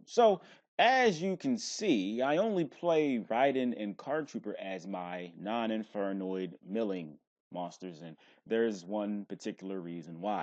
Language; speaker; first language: English; native; English